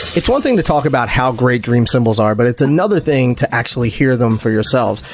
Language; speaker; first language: English; native; English